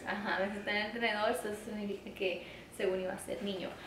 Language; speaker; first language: Spanish; early bilingual, heritage; Spanish